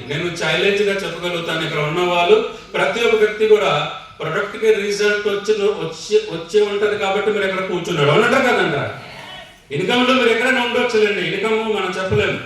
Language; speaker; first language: Telugu; non-native, fluent; Hindi